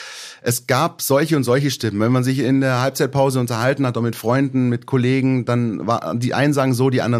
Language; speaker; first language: German; native; German